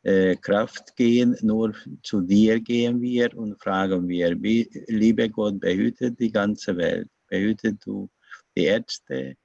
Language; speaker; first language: German; non-native, learner; Hungarian